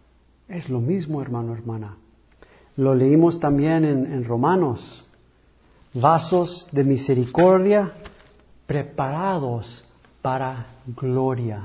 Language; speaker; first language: Spanish; early bilingual, heritage; English